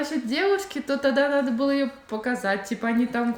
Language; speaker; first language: Russian; native; Russian